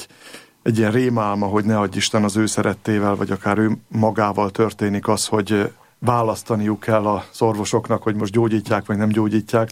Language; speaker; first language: Hungarian; native; Hungarian